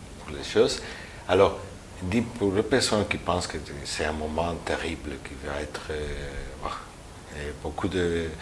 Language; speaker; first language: French; non-native, learner; Spanish